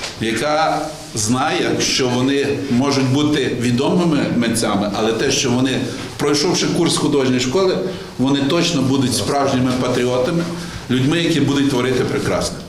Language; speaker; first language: Ukrainian; native; Ukrainian